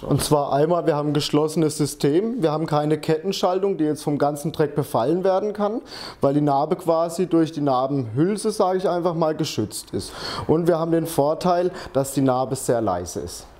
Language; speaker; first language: German; native; German